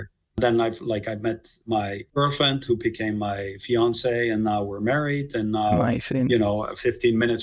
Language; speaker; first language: English; non-native, fluent; Icelandic